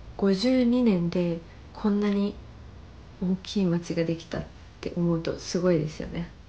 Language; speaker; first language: Japanese; early bilingual, other home language; Arabic